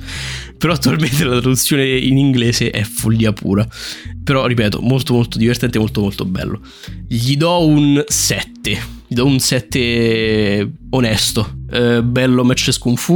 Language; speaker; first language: Italian; native; Italian